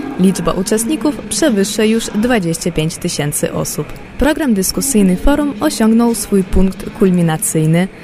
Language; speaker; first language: Polish; non-native, fluent; Russian